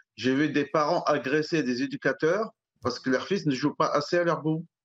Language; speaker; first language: French; native; French